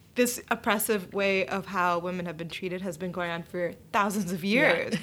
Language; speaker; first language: English; native; English